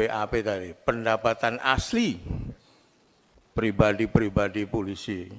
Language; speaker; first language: Indonesian; native; Indonesian